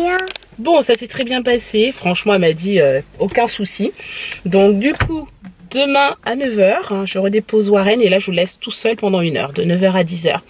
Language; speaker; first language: French; native; French